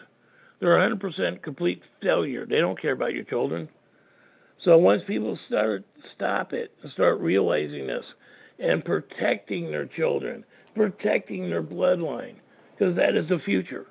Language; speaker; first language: English; native; English